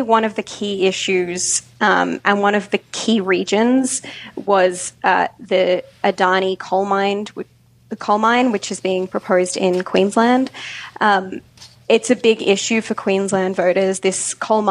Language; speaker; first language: English; native; English